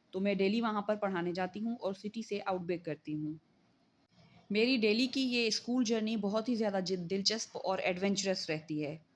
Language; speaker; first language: Urdu; non-native, local second language; Sindhi